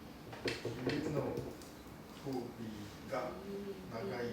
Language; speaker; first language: Japanese; non-native, learner; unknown